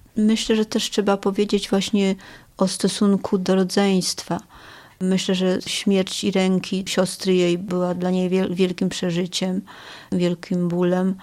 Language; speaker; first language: Polish; native; Polish